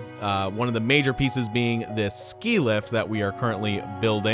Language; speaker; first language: English; native; English